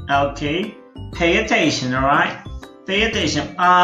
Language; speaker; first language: English; non-native, fluent; Portuguese